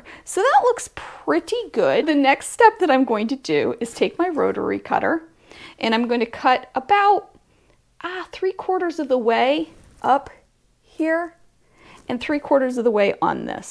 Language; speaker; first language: English; native; English